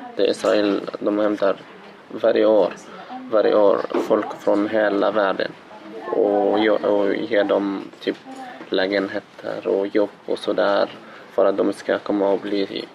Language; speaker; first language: Swedish; non-native, fluent; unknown